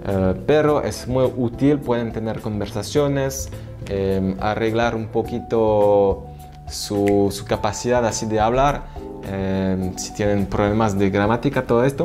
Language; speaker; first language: Spanish; non-native, fluent; French